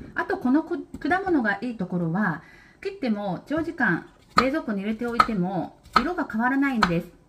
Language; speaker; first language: Japanese; native; Japanese